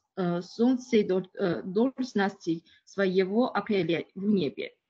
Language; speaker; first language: Russian; non-native, learner; Chinese